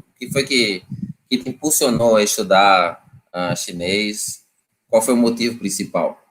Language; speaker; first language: Portuguese; native; Portuguese